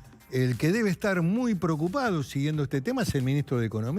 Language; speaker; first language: Spanish; native; Spanish